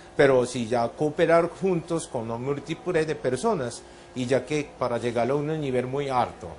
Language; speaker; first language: Spanish; non-native, fluent; Japanese